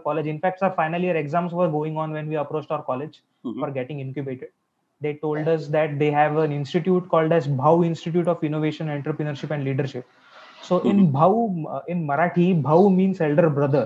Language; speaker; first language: English; non-native, local second language; Marathi